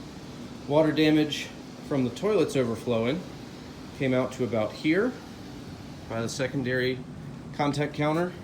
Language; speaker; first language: English; native; English